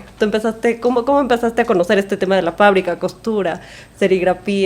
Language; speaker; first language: Spanish; native; Spanish